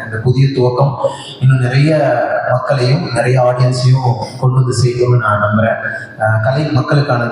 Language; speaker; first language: Tamil; native; Tamil